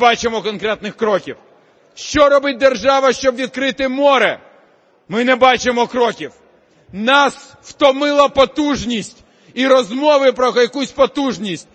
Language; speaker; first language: Ukrainian; native; Ukrainian